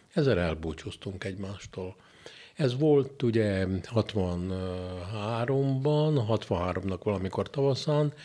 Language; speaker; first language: Hungarian; native; Hungarian